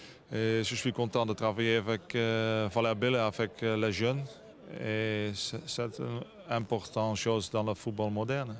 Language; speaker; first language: French; non-native, learner; Dutch